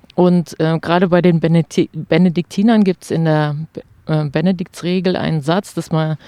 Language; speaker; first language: German; native; German